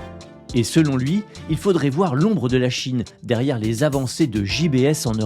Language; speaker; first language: French; native; French